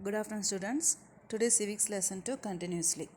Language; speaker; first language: English; non-native, local second language; Tamil